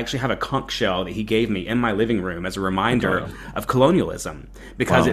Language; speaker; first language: English; native; English